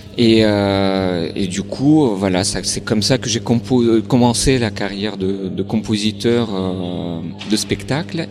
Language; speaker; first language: French; non-native, fluent; Russian